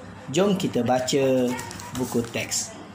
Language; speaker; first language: Malay; native; Malay